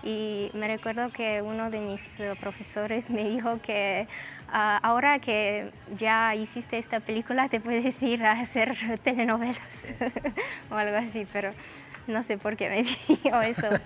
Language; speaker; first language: Spanish; non-native, fluent; Romanian